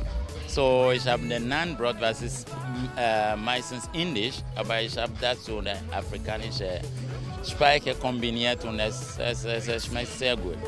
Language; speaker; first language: German; non-native, fluent; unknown